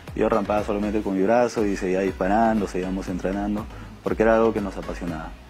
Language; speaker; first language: Spanish; native; Spanish